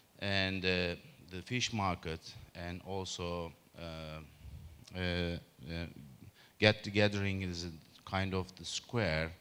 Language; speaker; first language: English; non-native, learner; Turkish